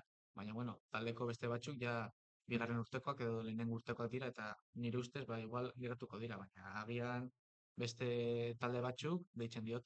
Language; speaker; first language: Basque; non-native, local second language; Spanish